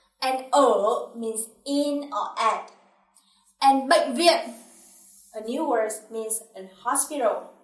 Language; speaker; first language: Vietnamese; native; Vietnamese